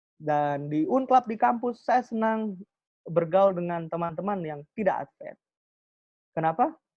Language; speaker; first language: Indonesian; non-native, local second language; Javanese